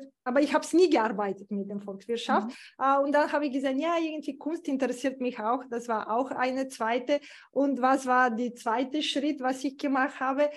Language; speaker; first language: German; non-native, fluent; Bulgarian